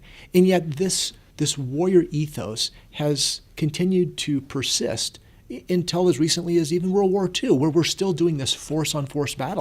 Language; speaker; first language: English; native; English